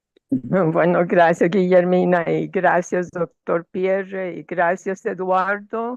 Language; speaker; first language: Spanish; non-native, fluent; English